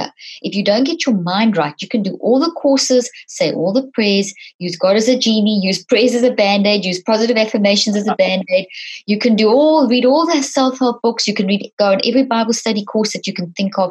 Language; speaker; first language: English; native; English